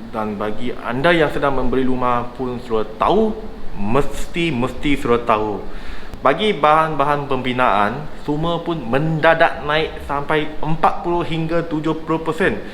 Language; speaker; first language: Malay; non-native, local second language; Chinese